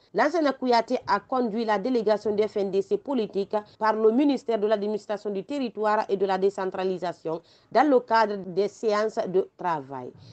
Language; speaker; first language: French; non-native, local second language; Fula